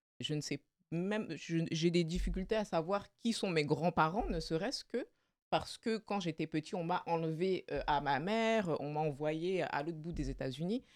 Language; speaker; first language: French; early bilingual, other home language; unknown